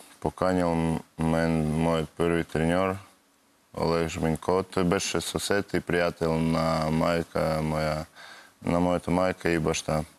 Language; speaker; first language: Bulgarian; non-native, learner; Russian